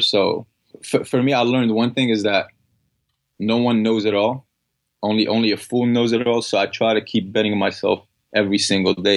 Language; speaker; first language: English; non-native, fluent; Arabic